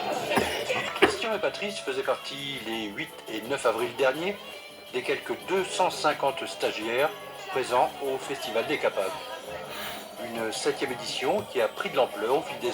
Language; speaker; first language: French; native; French